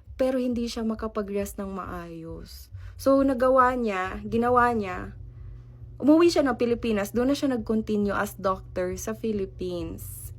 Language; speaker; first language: Filipino; non-native, local second language; Cebuano